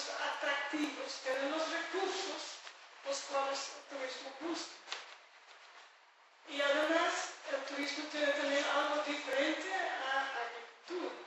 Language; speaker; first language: Spanish; non-native, fluent; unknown